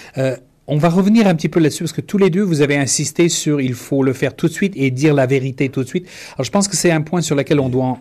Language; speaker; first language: French; native; French